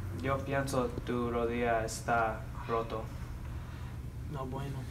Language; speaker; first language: Spanish; non-native, learner; English